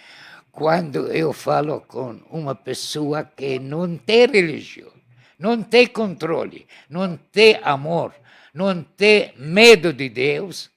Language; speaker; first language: Portuguese; non-native, learner; Arabic